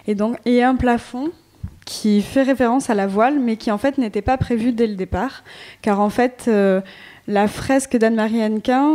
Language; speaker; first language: French; native; French